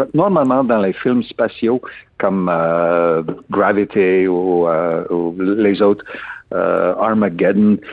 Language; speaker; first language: French; non-native, learner; English